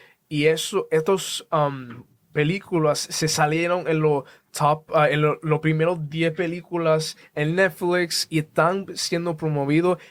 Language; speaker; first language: Spanish; early bilingual, heritage; Spanish